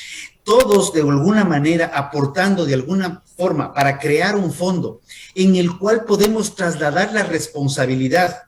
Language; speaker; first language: Spanish; native; Spanish